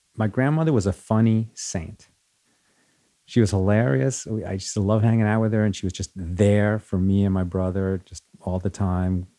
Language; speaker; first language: English; early bilingual, other home language; Spanish